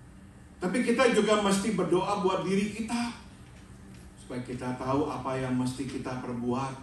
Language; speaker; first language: Indonesian; native; Indonesian